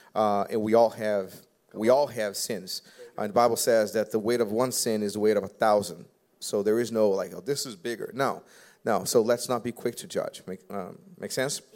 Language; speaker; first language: English; non-native, fluent; Portuguese